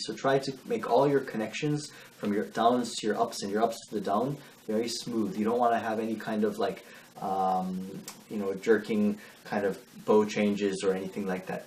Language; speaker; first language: English; native; English